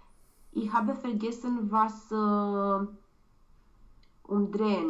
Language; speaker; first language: German; non-native, learner; Romanian